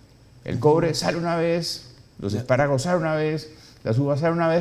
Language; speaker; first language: Spanish; native; Spanish